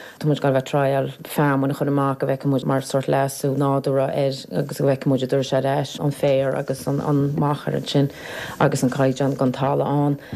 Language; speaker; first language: Irish; native; Irish